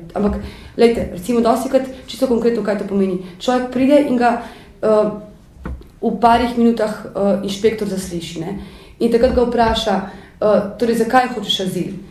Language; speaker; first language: Slovenian; native; Slovenian